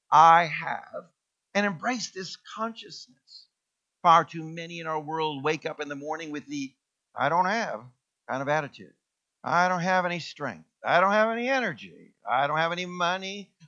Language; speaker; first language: English; native; English